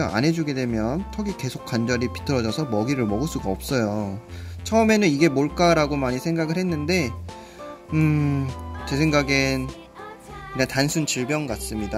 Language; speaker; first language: Korean; native; Korean